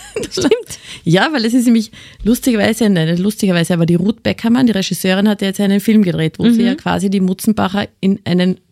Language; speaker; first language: German; native; German